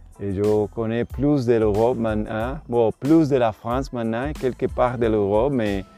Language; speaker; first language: French; non-native, learner; Spanish